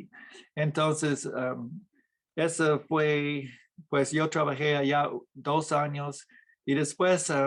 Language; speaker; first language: Spanish; non-native, fluent; English